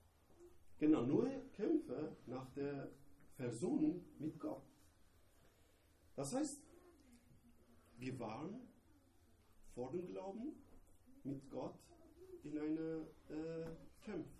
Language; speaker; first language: German; non-native, learner; Persian